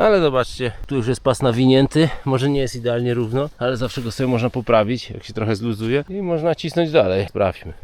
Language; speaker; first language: Polish; native; Polish